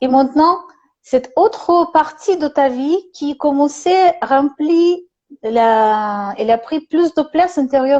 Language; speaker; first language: French; non-native, learner; Russian